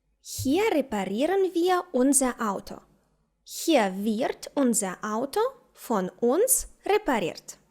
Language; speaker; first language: German; non-native, fluent; Ukrainian